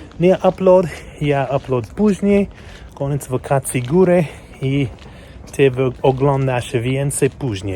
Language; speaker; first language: Polish; non-native, learner; English